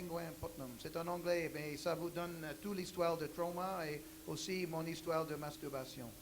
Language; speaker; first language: French; non-native, learner; English